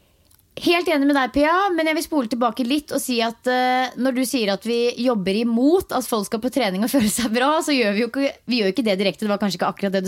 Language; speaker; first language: Norwegian; native; Norwegian